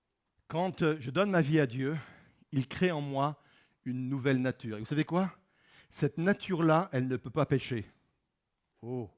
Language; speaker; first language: French; native; French